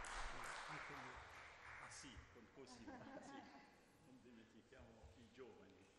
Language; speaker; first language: Italian; non-native, fluent; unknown